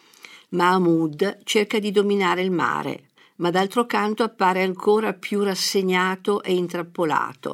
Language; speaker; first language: Italian; native; Italian